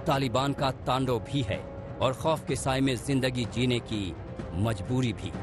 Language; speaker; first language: Hindi; native; Hindi